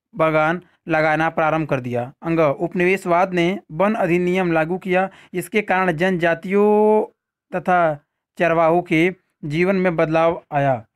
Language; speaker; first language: Hindi; native; Hindi